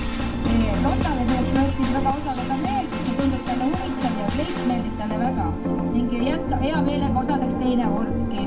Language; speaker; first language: Estonian; native; Estonian